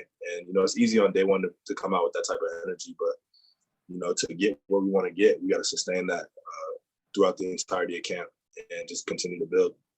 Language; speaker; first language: English; native; English